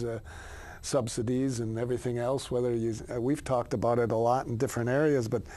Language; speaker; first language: English; native; English